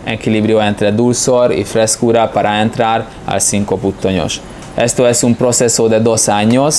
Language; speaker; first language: Spanish; non-native, fluent; Hungarian